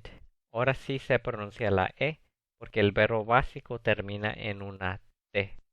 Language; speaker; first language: Spanish; early bilingual, other home language; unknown